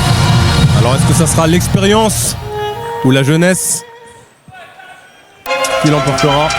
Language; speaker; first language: French; native; French